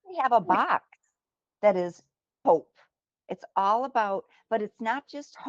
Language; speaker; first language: English; native; English